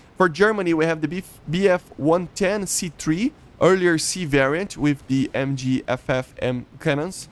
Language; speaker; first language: English; non-native, fluent; Portuguese